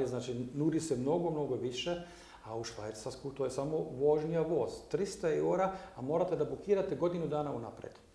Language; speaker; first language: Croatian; non-native, learner; German